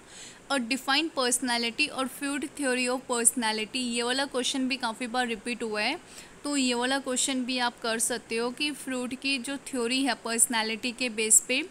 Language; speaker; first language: Hindi; native; Hindi